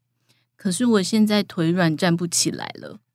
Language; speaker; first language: Chinese; native; Chinese